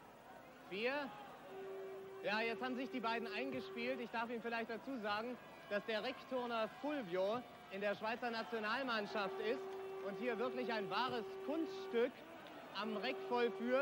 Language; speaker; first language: German; native; German